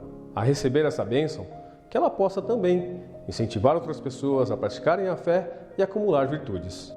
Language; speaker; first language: Portuguese; native; Portuguese